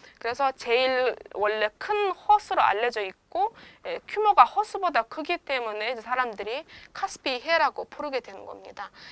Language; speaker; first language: Korean; non-native, fluent; Turkmen